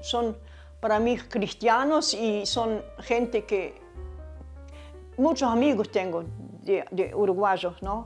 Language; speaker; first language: Spanish; early bilingual, other home language; German